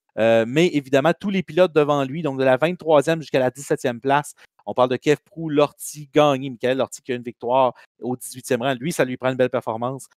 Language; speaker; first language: French; native; French